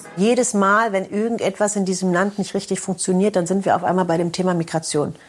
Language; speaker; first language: German; native; German